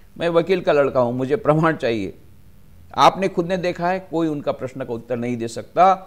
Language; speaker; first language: Hindi; non-native, local second language; Gujarati